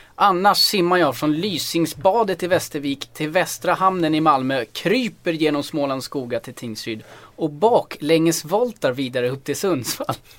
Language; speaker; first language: Swedish; native; Swedish